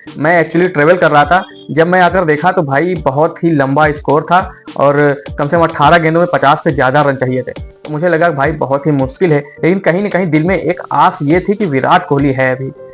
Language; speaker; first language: Hindi; native; Hindi